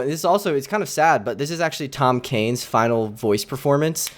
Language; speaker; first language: English; native; English